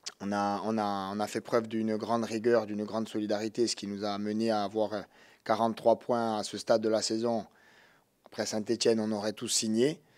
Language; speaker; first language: French; native; French